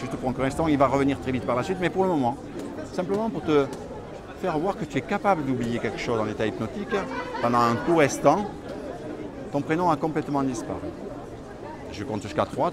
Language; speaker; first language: French; native; French